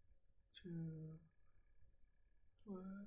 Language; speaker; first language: French; non-native, learner; English